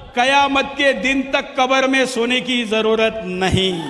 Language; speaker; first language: Hindi; non-native, local second language; Marathi